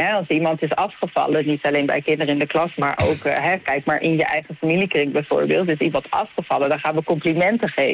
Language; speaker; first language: Dutch; native; Dutch